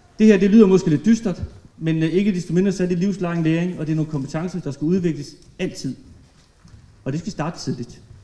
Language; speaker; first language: Danish; native; Danish